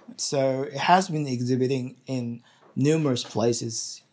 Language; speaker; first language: English; non-native, fluent; Chinese